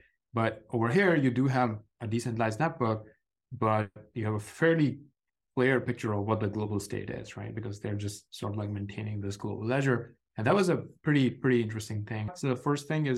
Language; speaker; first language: English; non-native, local second language; Urdu